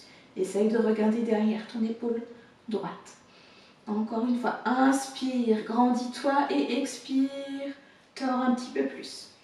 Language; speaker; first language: French; native; French